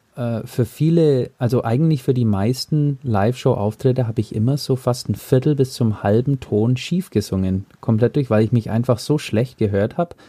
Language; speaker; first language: German; early bilingual, heritage; German